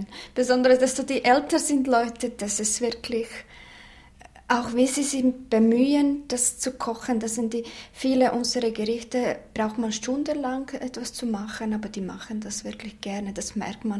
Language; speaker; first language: German; non-native, fluent; Bosnian